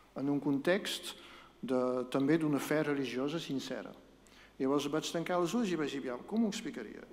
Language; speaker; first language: Catalan; non-native, local second language; French